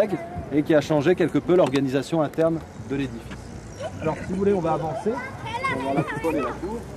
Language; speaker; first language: French; native; French